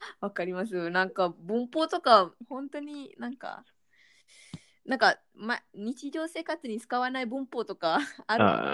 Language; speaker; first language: Japanese; non-native, fluent; Malay